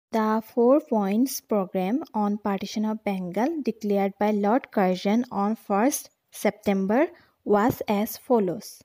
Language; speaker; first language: English; non-native, local second language; Assamese